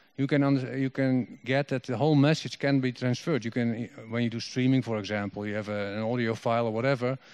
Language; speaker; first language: English; non-native, fluent; Dutch